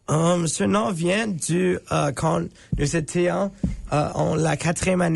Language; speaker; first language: French; non-native, learner; English